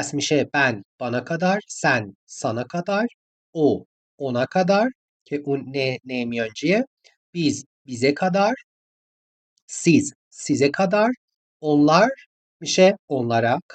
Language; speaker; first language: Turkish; non-native, fluent; Persian